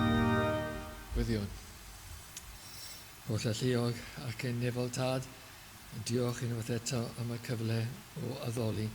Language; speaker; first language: Welsh; native; Welsh